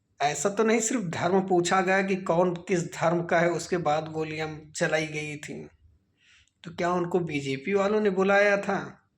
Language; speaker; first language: Hindi; native; Hindi